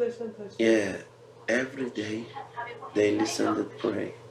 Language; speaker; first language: English; non-native, learner; Persian